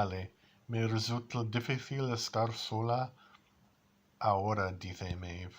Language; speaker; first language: Spanish; non-native, learner; English